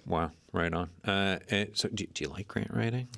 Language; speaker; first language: English; native; English